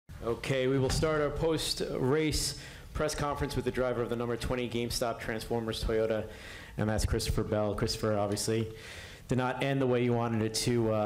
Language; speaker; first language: English; native; English